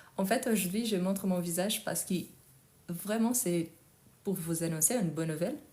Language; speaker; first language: French; non-native, fluent; Portuguese